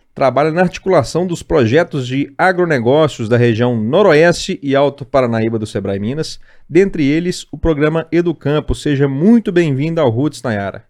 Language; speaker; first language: Portuguese; native; Portuguese